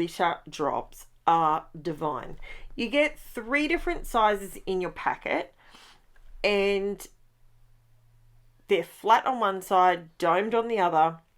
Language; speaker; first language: English; native; English